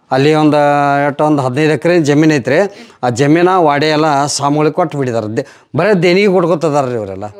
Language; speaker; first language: Kannada; native; Kannada